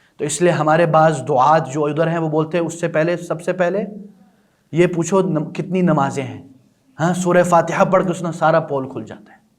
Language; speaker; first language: Urdu; non-native, local second language; Balti